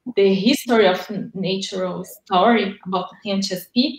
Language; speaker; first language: English; non-native, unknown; Portuguese